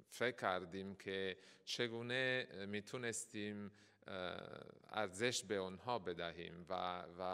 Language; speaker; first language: Persian; non-native, fluent; Italian